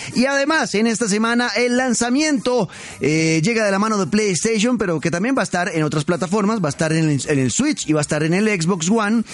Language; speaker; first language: Spanish; native; Spanish